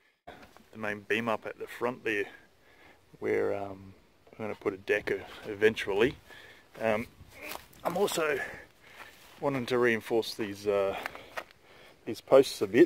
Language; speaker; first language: English; native; English